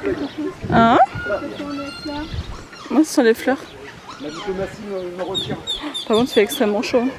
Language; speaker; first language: French; native; French